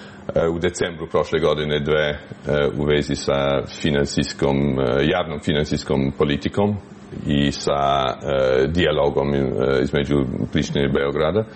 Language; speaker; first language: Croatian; non-native, fluent; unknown